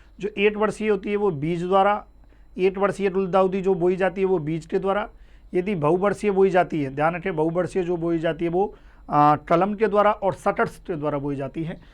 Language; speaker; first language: Hindi; native; Hindi